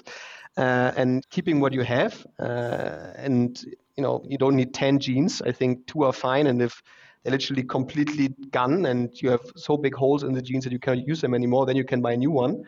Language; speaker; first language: English; non-native, fluent; German